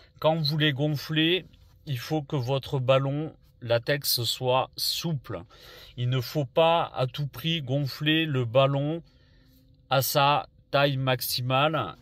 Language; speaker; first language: French; native; French